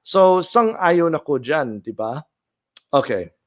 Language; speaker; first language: Filipino; non-native, fluent; English